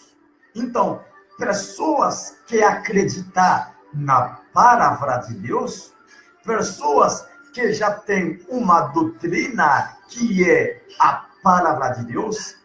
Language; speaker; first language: Portuguese; non-native, learner; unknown